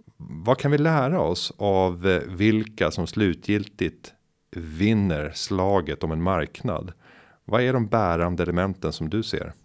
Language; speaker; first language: Swedish; native; Swedish